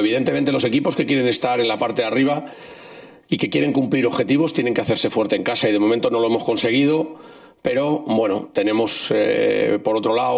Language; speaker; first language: Spanish; native; Spanish